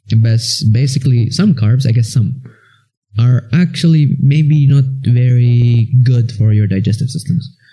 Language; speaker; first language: English; non-native, fluent; Arabic